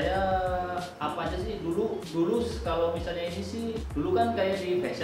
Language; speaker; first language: Indonesian; non-native, local second language; Javanese